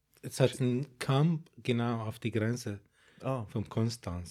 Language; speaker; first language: German; non-native, fluent; Arabic